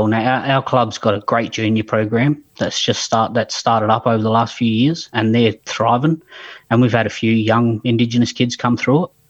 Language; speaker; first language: English; native; English